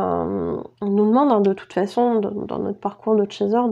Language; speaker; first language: French; native; French